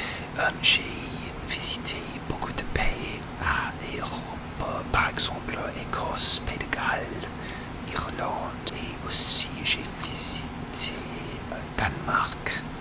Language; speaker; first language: French; non-native, learner; English